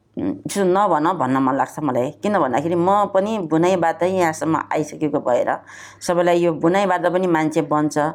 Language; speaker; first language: Nepali; non-native, local second language; Newari